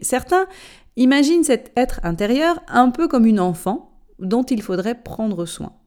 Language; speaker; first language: French; native; French